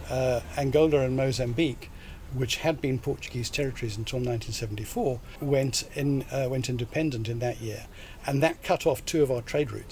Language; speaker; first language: English; native; English